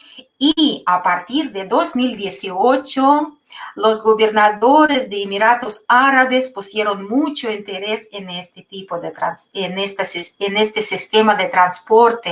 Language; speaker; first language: Spanish; non-native, fluent; Russian